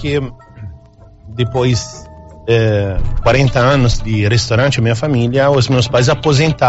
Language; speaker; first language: Portuguese; non-native, fluent; Italian